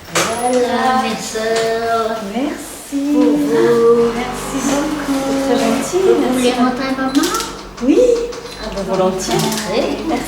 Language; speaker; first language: French; non-native, fluent; Armenian